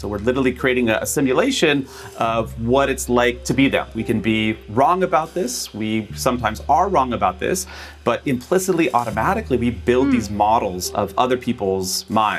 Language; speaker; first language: English; native; English